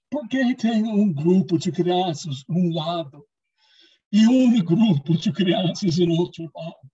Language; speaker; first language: Portuguese; non-native, learner; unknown